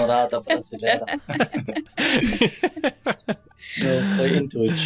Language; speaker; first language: Portuguese; non-native, learner; German